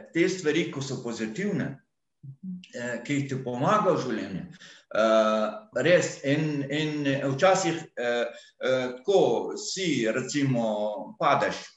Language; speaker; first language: Slovenian; non-native, fluent; Arabic